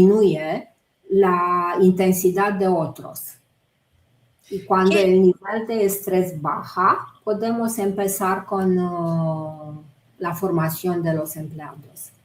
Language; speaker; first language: Spanish; non-native, fluent; Romanian